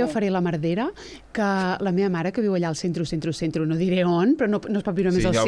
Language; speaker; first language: Catalan; native; Catalan